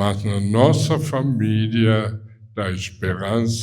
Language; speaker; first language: Portuguese; non-native, fluent; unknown